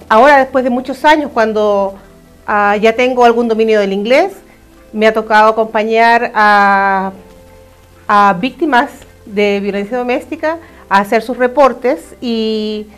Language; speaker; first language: Spanish; native; Spanish